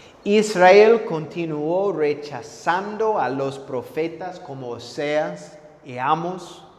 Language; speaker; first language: Spanish; non-native, fluent; English